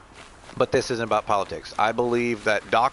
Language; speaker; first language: English; native; English